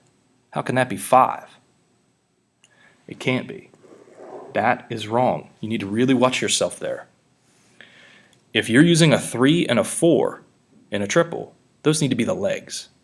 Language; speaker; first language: English; native; English